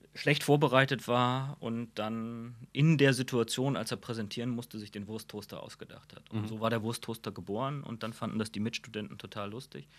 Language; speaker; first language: German; native; German